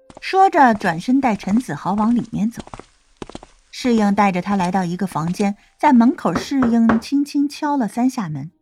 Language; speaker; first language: Chinese; native; Chinese